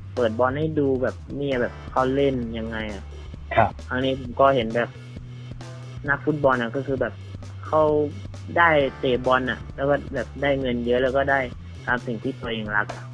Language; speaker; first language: Thai; early bilingual, heritage; Thai